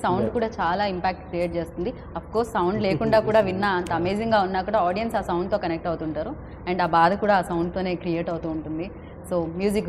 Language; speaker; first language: Telugu; native; Telugu